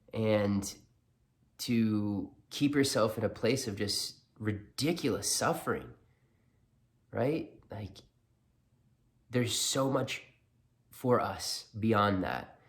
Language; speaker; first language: English; native; English